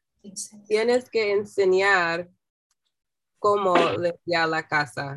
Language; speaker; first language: Spanish; non-native, learner; English